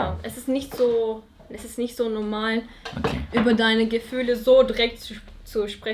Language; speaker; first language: German; non-native, fluent; Turkish